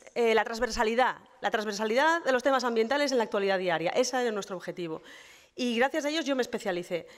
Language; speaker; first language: Spanish; native; Spanish